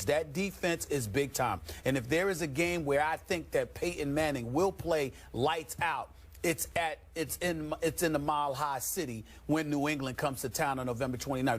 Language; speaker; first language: English; native; English